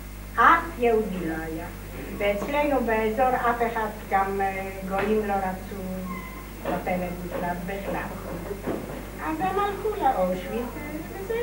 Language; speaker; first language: Hebrew; non-native, fluent; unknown